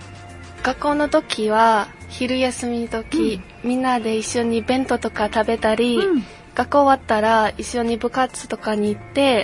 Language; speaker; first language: Japanese; non-native, fluent; Mongolian